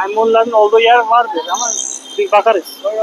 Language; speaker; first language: Turkish; non-native, fluent; Hindi